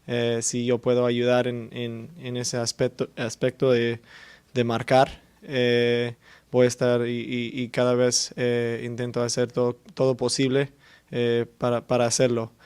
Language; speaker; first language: Spanish; early bilingual, heritage; English